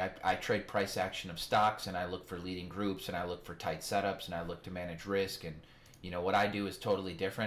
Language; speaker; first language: English; native; English